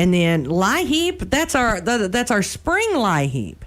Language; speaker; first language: English; native; English